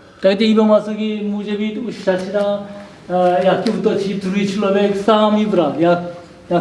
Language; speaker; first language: Czech; non-native, learner; Korean